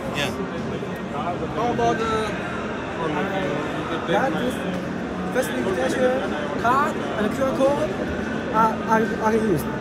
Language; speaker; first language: English; non-native, learner; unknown